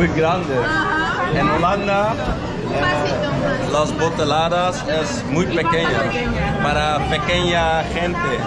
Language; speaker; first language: Spanish; non-native, learner; Dutch